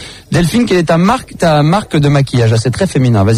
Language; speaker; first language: French; native; French